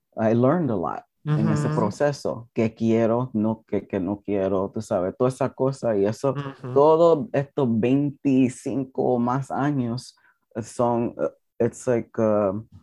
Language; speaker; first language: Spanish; early bilingual, heritage; English